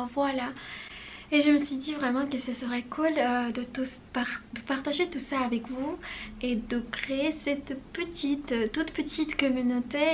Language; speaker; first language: French; non-native, fluent; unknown